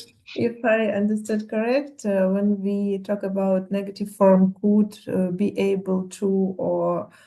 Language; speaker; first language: English; non-native, learner; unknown